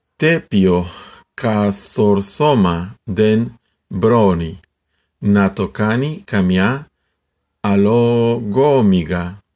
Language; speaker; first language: Greek; non-native, learner; Spanish